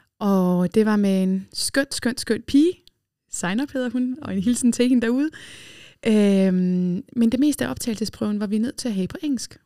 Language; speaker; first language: Danish; native; Danish